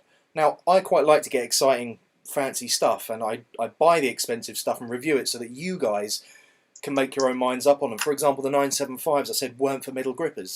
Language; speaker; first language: English; native; English